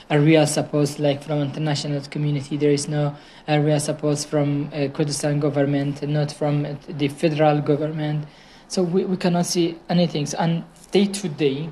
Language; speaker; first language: English; non-native, fluent; Kurdish